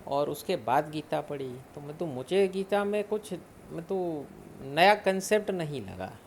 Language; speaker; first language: Hindi; non-native, local second language; Gujarati